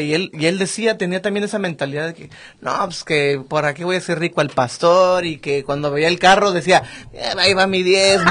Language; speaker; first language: Spanish; native; Spanish